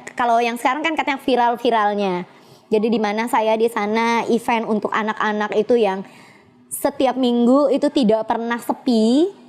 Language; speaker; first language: Indonesian; native; Indonesian